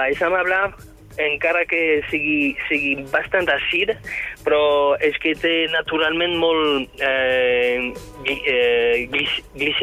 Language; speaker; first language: Catalan; non-native, fluent; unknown